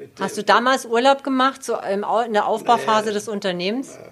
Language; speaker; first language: German; native; German